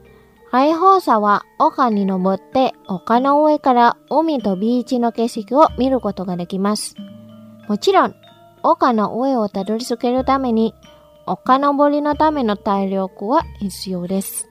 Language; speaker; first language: Japanese; non-native, fluent; Indonesian